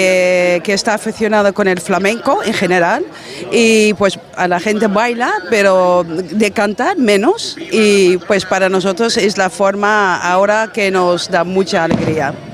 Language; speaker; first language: Spanish; non-native, fluent; Dutch